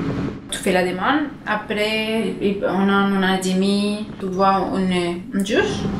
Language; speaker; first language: French; non-native, learner; Spanish